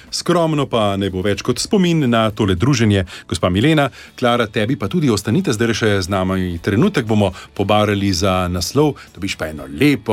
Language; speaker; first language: Slovenian; native; Slovenian